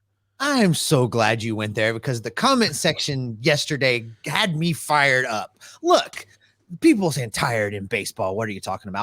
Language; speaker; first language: English; native; English